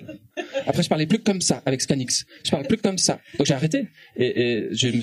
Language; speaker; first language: French; native; French